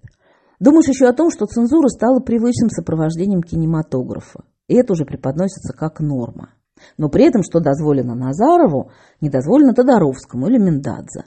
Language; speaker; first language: Russian; native; Russian